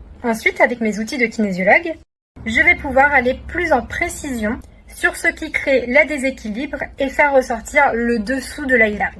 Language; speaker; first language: French; native; French